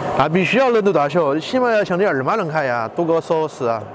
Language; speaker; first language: Chinese; native; Chinese